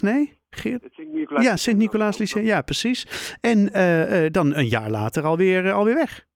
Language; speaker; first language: Dutch; native; Dutch